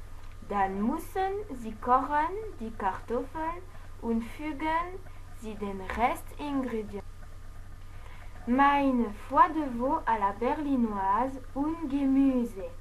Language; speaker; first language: German; non-native, learner; French